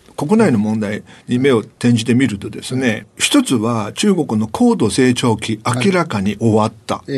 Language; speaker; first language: Japanese; non-native, fluent; Chinese